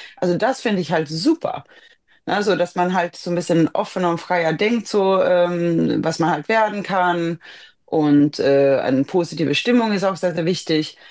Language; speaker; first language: German; non-native, fluent; Swedish